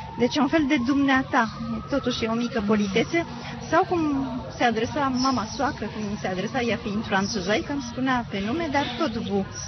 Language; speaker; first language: Romanian; native; Romanian